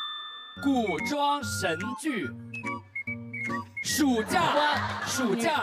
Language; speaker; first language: Chinese; native; Chinese